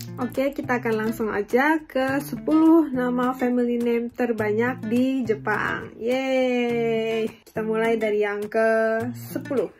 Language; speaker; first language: Indonesian; early bilingual, heritage; Japanese